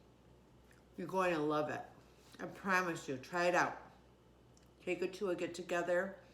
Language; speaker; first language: English; native; English